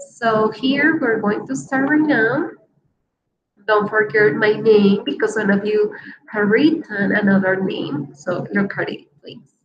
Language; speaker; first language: English; non-native, fluent; Spanish